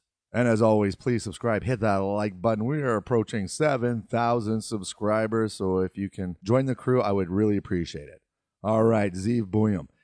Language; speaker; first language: English; native; English